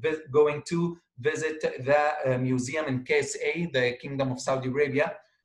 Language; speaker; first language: English; non-native, fluent; Arabic